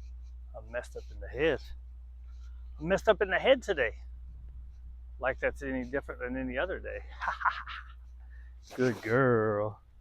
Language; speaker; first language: English; native; English